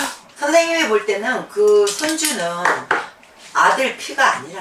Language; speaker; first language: Korean; native; Korean